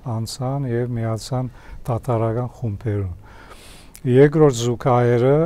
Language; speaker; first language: Armenian; early bilingual, heritage; Armenian